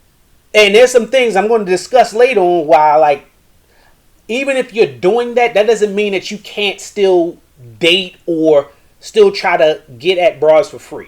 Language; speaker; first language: English; native; English